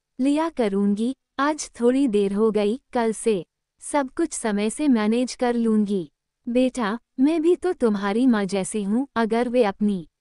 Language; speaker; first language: Hindi; native; Hindi